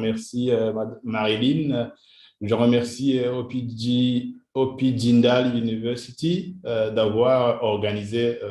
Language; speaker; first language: French; non-native, local second language; Kinyarwanda